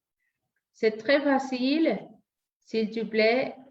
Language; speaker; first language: French; non-native, fluent; Spanish